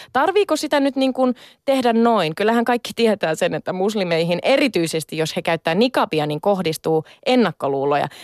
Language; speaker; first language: Finnish; native; Finnish